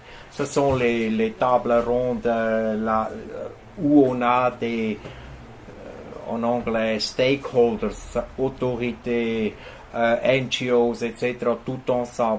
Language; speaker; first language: French; non-native, fluent; German